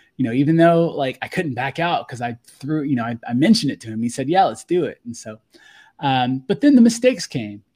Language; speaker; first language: English; native; English